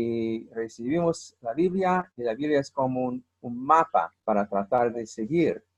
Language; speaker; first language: Spanish; non-native, fluent; English